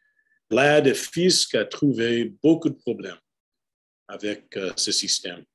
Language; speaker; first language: French; non-native, fluent; English